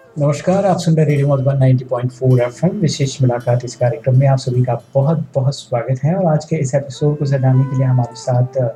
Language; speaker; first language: Hindi; native; Hindi